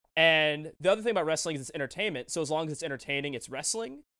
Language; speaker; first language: English; native; English